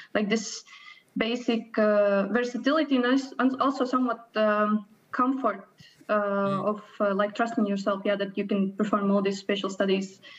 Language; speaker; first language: English; non-native, fluent; Latvian